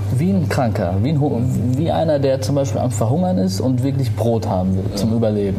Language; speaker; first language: German; early bilingual, other home language; Arabic